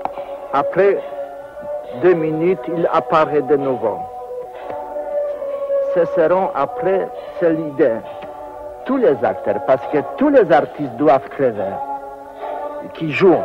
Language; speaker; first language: French; non-native, fluent; Polish